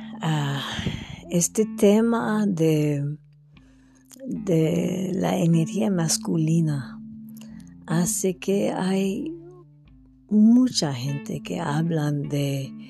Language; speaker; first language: Spanish; non-native, fluent; French